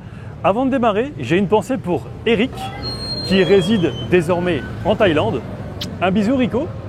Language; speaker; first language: French; native; French